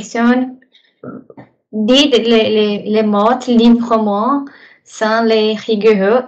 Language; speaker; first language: French; non-native, learner; Portuguese